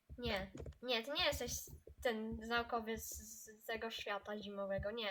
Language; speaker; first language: Polish; native; Polish